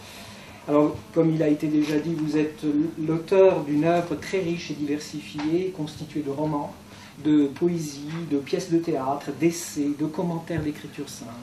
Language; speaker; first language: French; native; French